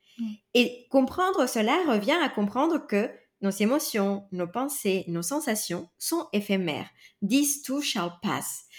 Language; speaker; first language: French; non-native, fluent; Spanish